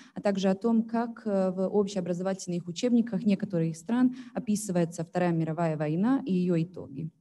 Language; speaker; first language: Russian; non-native, fluent; Bosnian